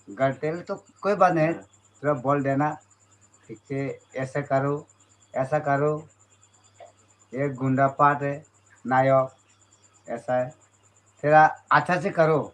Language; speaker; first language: Hindi; non-native, local second language; Kok Borok